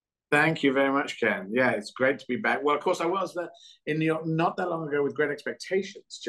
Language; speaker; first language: English; native; English